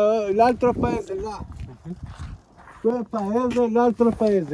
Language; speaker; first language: Italian; non-native, learner; Albanian